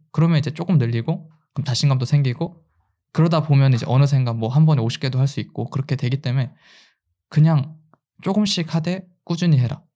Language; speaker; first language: Korean; early bilingual, heritage; Korean